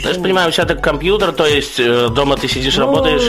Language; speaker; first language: Russian; native; Russian